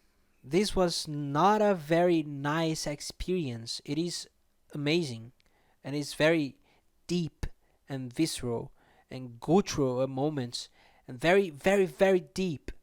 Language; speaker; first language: English; non-native, fluent; Portuguese